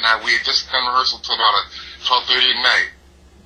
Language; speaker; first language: English; native; English